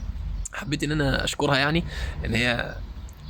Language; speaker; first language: Arabic; native; Arabic